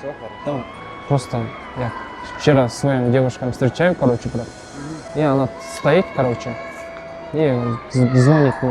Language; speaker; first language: Russian; non-native, local second language; Kazakh